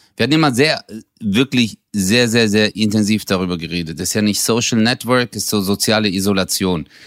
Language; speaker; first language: German; early bilingual, other home language; Turkish